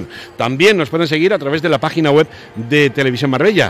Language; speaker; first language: Spanish; native; Spanish